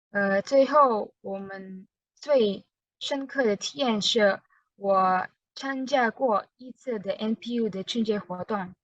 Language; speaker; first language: Chinese; non-native, learner; Indonesian